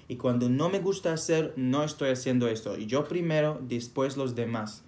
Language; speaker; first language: Spanish; non-native, fluent; Hebrew